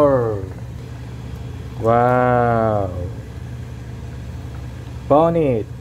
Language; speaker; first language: English; non-native, learner; Korean